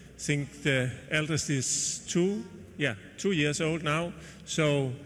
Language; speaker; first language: English; non-native, fluent; Danish